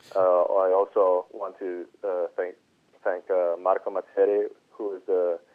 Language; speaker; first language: English; non-native, fluent; Italian